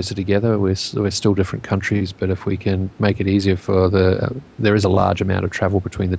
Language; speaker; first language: English; native; English